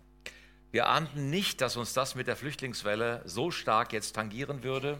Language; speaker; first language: German; native; German